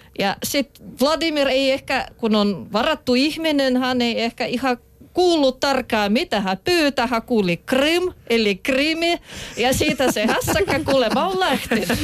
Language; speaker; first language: Finnish; non-native, fluent; Russian